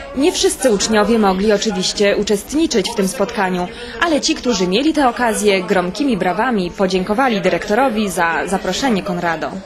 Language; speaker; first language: Polish; native; Polish